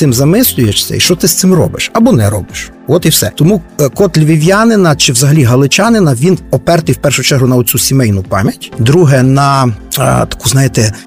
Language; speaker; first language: Ukrainian; native; Ukrainian